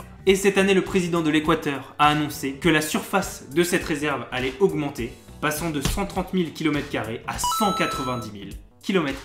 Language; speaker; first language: French; native; French